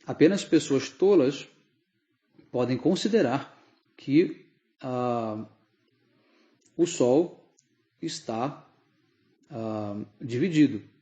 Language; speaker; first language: Portuguese; native; Portuguese